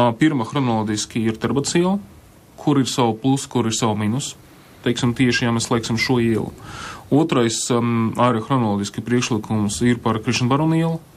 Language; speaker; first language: Latvian; non-native, local second language; Russian